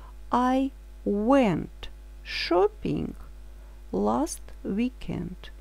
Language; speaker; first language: English; non-native, fluent; Russian